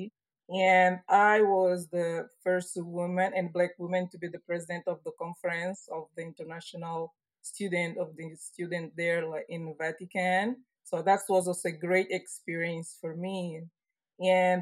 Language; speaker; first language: English; non-native, fluent; Portuguese